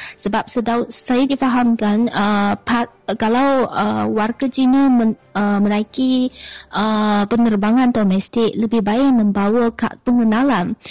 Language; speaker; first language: Malay; non-native, fluent; Chinese